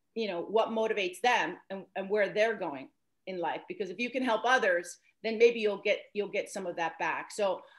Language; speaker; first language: English; native; English